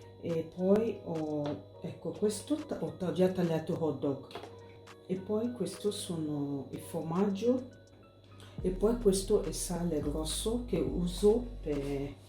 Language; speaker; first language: Italian; non-native, learner; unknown